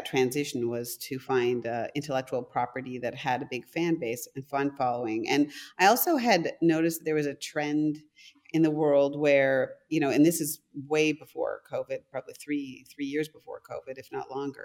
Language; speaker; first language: English; non-native, fluent; German